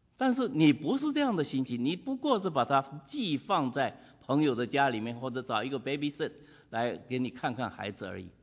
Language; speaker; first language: Chinese; native; Chinese